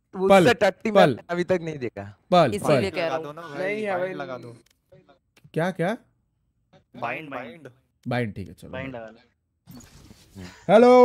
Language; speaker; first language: Hindi; non-native, local second language; Marathi